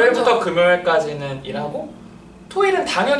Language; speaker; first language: Korean; native; Korean